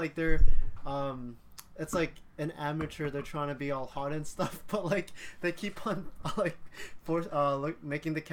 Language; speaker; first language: English; non-native, fluent; Spanish